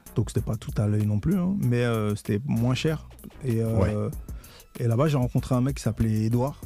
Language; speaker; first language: French; native; French